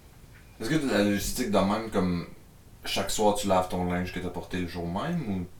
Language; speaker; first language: French; native; French